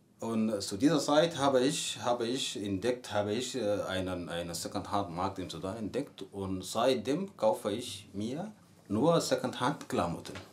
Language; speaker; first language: German; non-native, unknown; Arabic